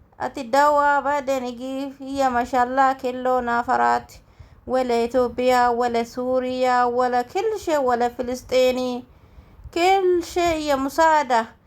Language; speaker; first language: Arabic; non-native, learner; Oromo